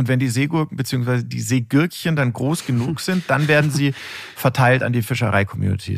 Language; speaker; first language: German; native; German